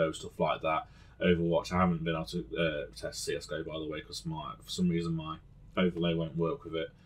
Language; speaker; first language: English; native; English